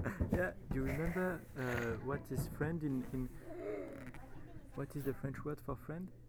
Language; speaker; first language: English; non-native, fluent; French